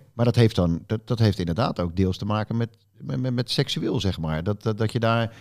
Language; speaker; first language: Dutch; native; Dutch